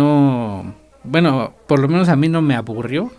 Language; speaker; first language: Spanish; native; Spanish